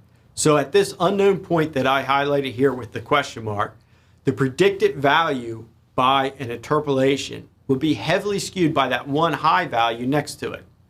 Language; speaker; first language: English; native; English